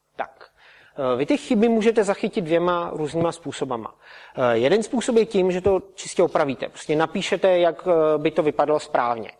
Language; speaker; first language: Czech; native; Czech